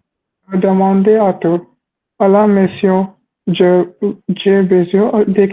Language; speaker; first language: French; non-native, learner; Hindi